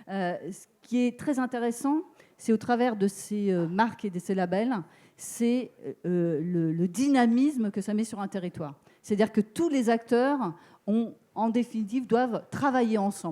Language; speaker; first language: French; native; French